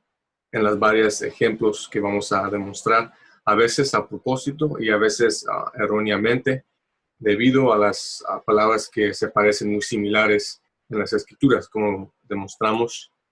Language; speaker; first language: Spanish; early bilingual, heritage; Spanish